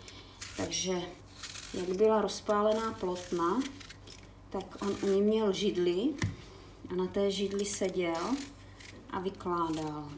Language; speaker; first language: Czech; native; Czech